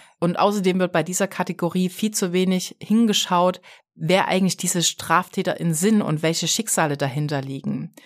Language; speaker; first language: German; native; German